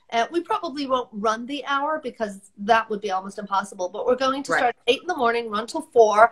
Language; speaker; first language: English; native; English